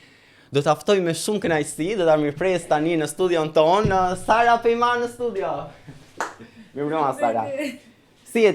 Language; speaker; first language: Albanian; native; Albanian